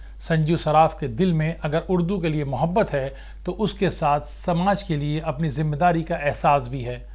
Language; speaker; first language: Urdu; native; Urdu